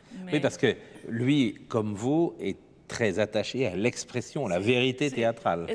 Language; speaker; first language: French; native; French